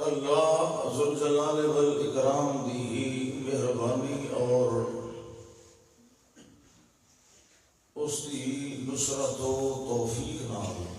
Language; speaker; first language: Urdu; non-native, local second language; Punjabi